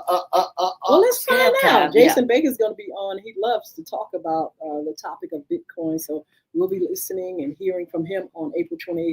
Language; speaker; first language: English; native; English